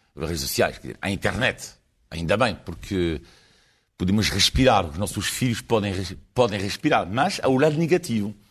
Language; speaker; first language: Portuguese; non-native, fluent; French